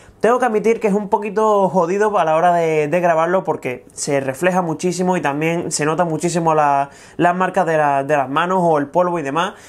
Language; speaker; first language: Spanish; native; Spanish